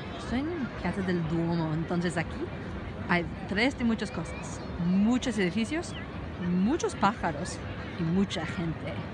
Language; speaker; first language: Spanish; non-native, learner; English